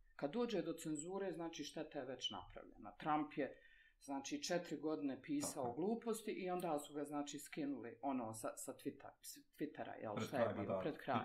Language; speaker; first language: Bosnian; native; Bosnian